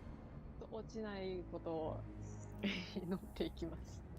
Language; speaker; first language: Japanese; native; Japanese